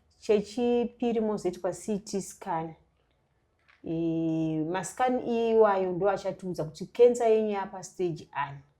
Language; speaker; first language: Shona; native; Shona